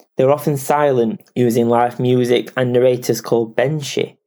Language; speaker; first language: English; native; English